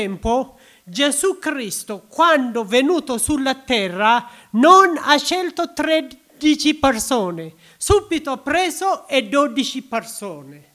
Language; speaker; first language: Italian; non-native, learner; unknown